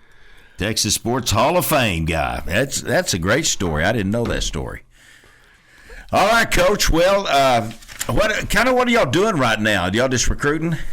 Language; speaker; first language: English; native; English